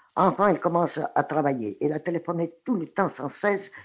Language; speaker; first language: French; non-native, fluent; Russian